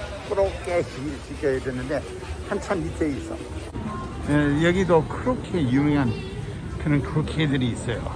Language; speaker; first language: Korean; non-native, fluent; English